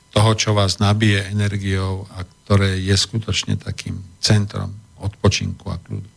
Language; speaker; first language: Slovak; native; Slovak